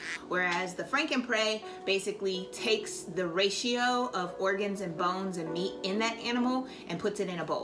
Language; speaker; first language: English; native; English